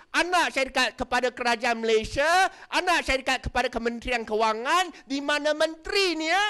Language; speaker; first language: Malay; non-native, local second language; Chinese